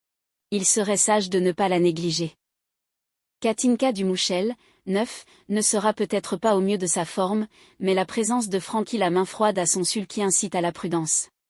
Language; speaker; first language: French; native; French